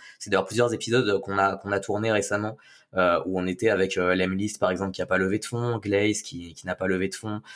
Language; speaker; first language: French; native; French